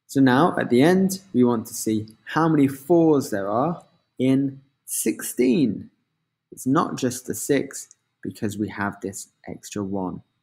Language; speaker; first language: English; native; English